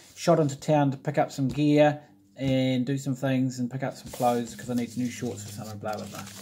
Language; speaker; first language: English; native; English